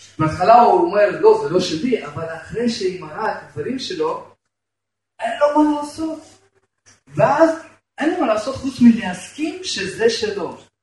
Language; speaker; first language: Hebrew; non-native, fluent; Russian